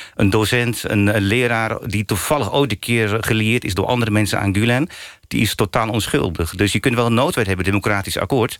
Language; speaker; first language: Dutch; early bilingual, other home language; Turkish